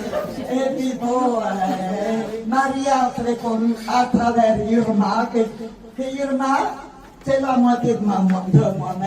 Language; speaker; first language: French; non-native, fluent; Italian